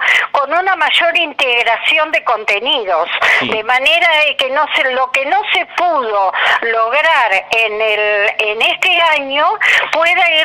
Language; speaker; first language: Spanish; native; Spanish